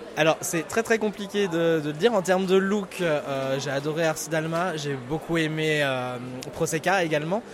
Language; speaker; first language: French; native; French